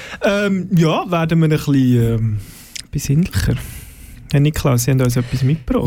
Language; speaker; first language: German; native; German